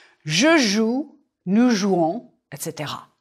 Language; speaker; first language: French; non-native, fluent; English